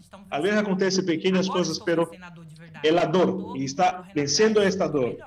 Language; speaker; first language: Spanish; non-native, learner; Portuguese